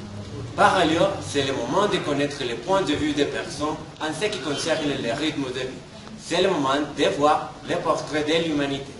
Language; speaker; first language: French; non-native, learner; Spanish